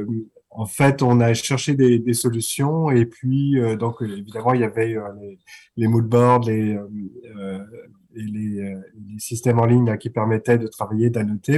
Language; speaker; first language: French; native; French